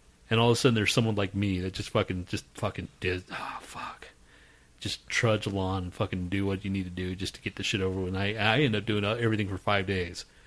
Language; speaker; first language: English; native; English